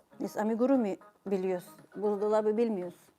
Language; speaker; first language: Turkish; non-native, fluent; Ukrainian